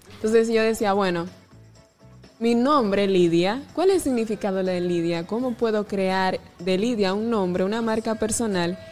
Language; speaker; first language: Spanish; native; Spanish